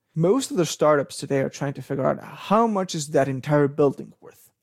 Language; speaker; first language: English; non-native, fluent; Hebrew